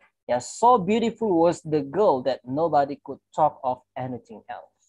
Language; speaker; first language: English; non-native, fluent; Indonesian